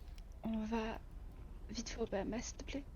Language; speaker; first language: French; native; French